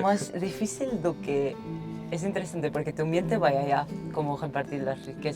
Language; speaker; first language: Spanish; non-native, fluent; Portuguese